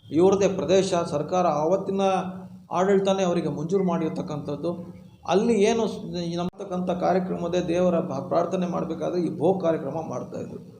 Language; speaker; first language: Kannada; non-native, local second language; Lambadi